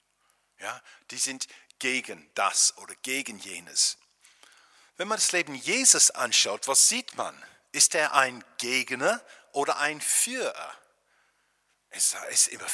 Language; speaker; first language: German; non-native, fluent; English